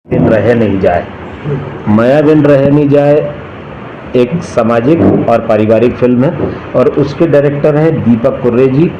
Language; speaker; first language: Hindi; native; Hindi